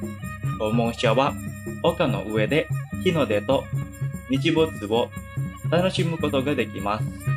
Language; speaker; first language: Japanese; non-native, fluent; Indonesian